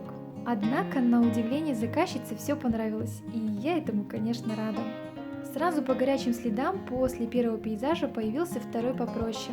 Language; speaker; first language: Russian; native; Russian